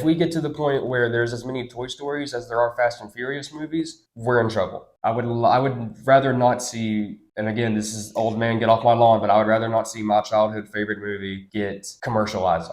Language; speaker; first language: English; native; English